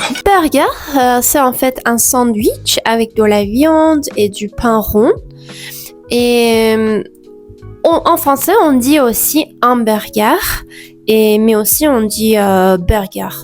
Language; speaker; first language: French; non-native, fluent; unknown